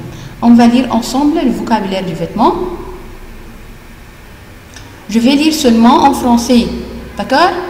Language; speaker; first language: French; non-native, fluent; Arabic